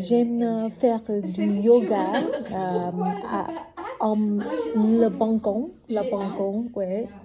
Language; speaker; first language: French; non-native, learner; Vietnamese